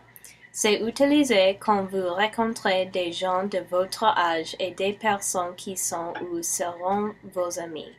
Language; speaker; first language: French; non-native, learner; English